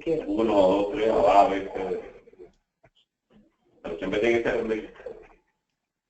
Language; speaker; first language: Spanish; native; Spanish